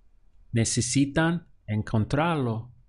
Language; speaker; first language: Spanish; non-native, fluent; English